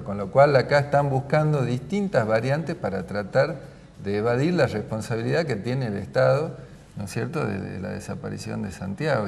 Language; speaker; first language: Spanish; native; Spanish